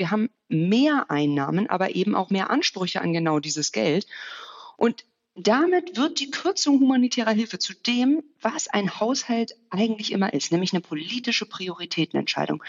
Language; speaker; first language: German; native; German